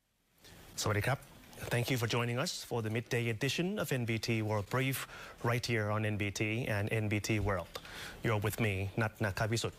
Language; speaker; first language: English; non-native, fluent; Thai